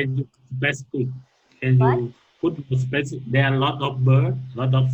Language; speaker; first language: English; non-native, learner; Thai